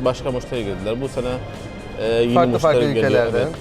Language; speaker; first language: Turkish; non-native, learner; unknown